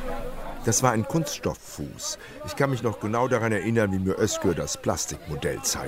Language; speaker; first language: German; native; German